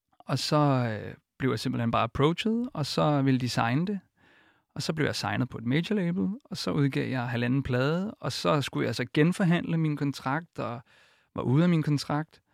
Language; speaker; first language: Danish; early bilingual, other home language; Icelandic